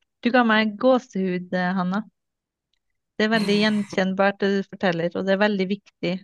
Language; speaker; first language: Norwegian; native; Norwegian